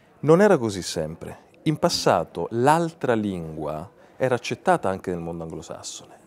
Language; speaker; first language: Italian; native; Italian